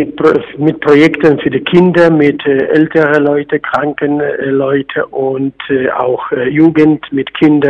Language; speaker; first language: German; non-native, fluent; Polish